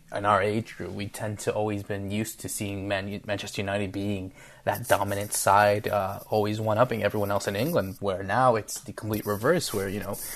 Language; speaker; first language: English; early bilingual, other home language; Spanish